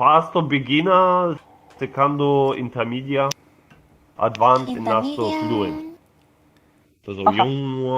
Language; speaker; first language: Japanese; non-native, learner; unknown